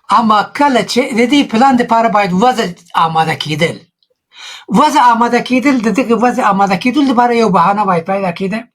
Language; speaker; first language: Pashto; native; Pashto